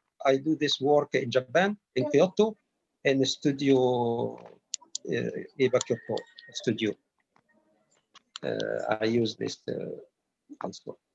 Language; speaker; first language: English; non-native, learner; Arabic